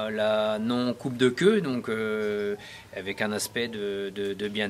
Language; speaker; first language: French; native; French